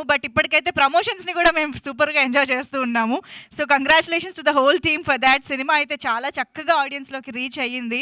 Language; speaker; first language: Telugu; native; Telugu